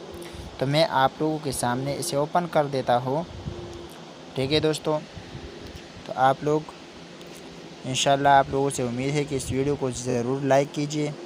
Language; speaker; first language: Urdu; non-native, local second language; Pashto